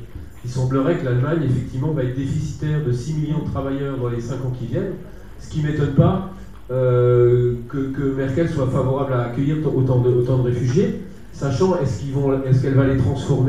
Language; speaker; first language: French; native; French